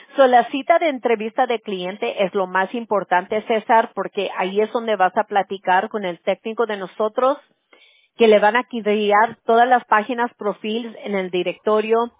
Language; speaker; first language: Spanish; early bilingual, other home language; English